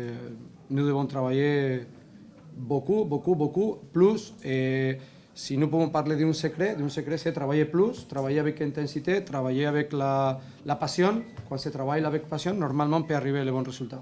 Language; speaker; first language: French; non-native, learner; Spanish